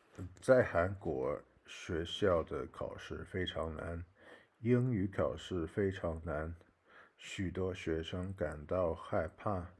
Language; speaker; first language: Chinese; non-native, learner; English